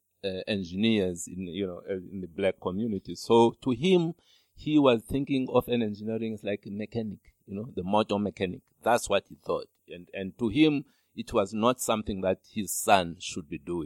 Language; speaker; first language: English; non-native, local second language; Xhosa